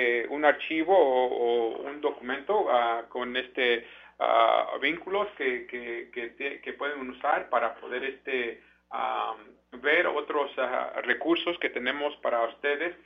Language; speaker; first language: Spanish; early bilingual, heritage; Spanish